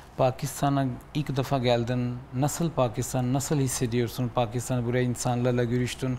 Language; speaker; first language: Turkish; non-native, learner; Urdu